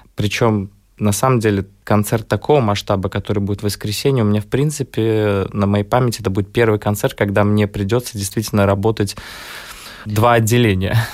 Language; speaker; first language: Russian; native; Russian